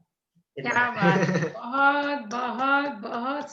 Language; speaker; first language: Hindi; native; Hindi